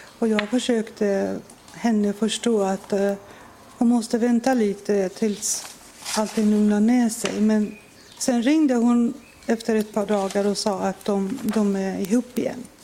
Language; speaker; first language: Swedish; non-native, fluent; Persian